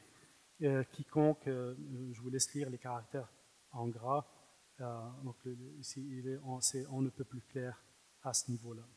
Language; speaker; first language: French; non-native, fluent; Arabic